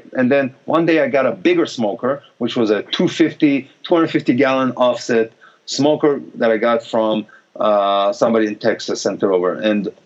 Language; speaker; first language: English; non-native, fluent; Hebrew